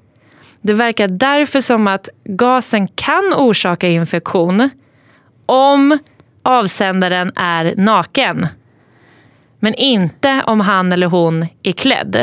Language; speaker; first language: Swedish; native; Swedish